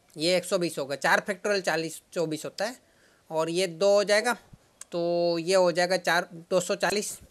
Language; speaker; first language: Hindi; non-native, local second language; Gujarati